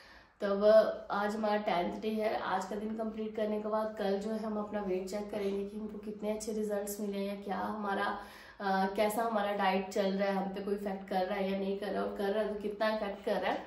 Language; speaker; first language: Hindi; native; Hindi